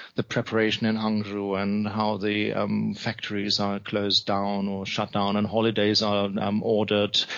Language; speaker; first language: English; non-native, fluent; German